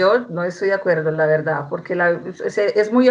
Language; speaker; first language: Spanish; native; Spanish